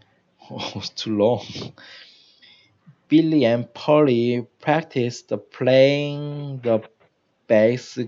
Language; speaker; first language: English; non-native, learner; Korean